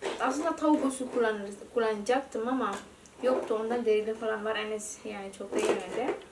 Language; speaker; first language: Turkish; non-native, learner; Indonesian